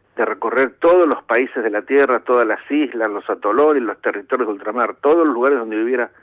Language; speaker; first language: Spanish; native; Spanish